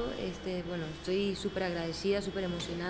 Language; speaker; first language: Spanish; early bilingual, other home language; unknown